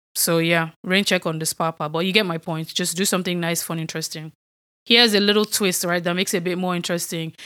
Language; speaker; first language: English; non-native, local second language; Yoruba